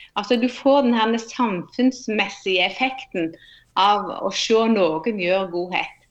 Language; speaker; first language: Norwegian; native; Norwegian